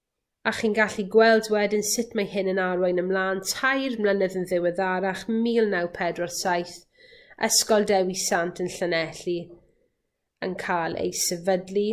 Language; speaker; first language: Welsh; native; Welsh